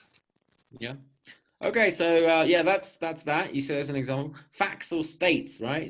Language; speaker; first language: English; non-native, fluent; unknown